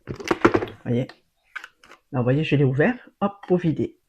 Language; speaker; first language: French; native; French